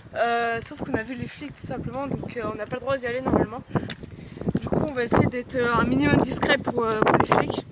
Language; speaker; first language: French; native; French